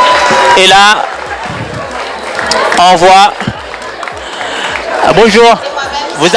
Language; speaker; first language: French; native; French